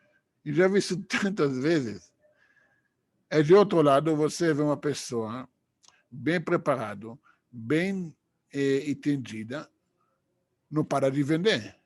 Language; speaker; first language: Portuguese; non-native, fluent; Hebrew